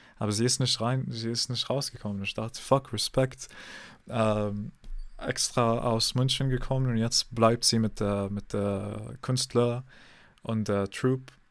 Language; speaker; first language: German; non-native, fluent; English